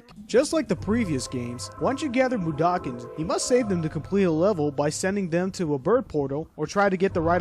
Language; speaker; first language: English; non-native, fluent; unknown